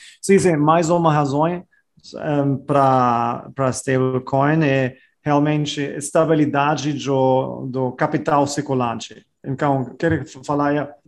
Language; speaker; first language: Portuguese; non-native, fluent; German